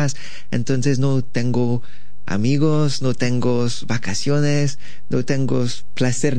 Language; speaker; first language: Spanish; non-native, learner; French